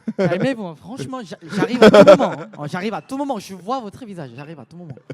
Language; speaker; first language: French; non-native, fluent; Korean